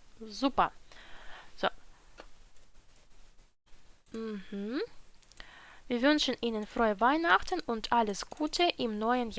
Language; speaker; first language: German; non-native, learner; Ukrainian